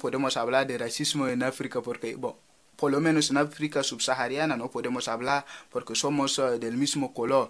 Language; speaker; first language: Spanish; non-native, fluent; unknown